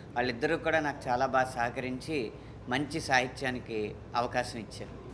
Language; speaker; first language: Telugu; native; Telugu